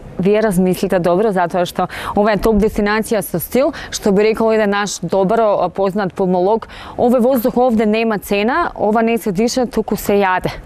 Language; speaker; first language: Macedonian; native; Macedonian